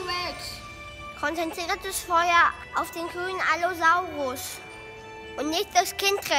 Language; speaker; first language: German; native; German